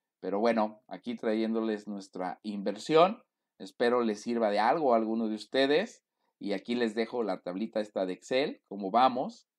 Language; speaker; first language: Spanish; native; Spanish